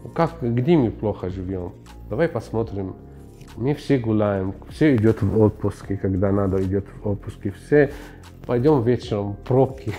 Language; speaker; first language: Russian; non-native, fluent; Arabic